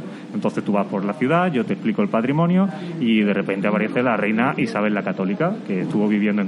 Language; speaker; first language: Spanish; native; Spanish